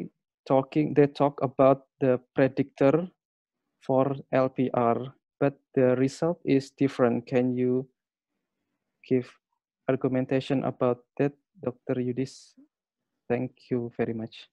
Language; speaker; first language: English; non-native, learner; Indonesian